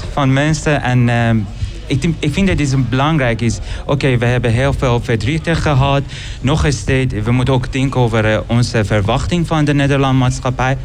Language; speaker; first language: Dutch; non-native, learner; Persian